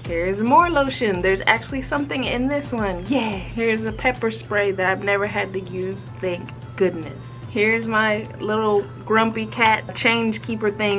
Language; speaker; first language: English; native; English